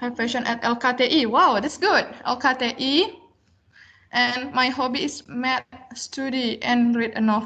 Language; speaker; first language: English; non-native, learner; Indonesian